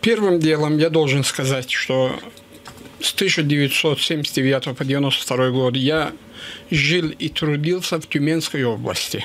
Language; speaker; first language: Russian; non-native, local second language; Azerbaijani